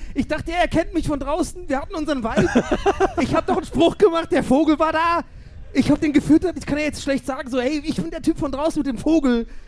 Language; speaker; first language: German; native; German